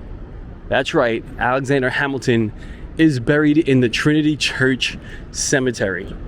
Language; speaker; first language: English; native; English